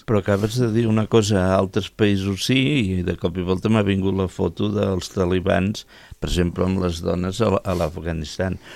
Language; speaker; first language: Catalan; native; Catalan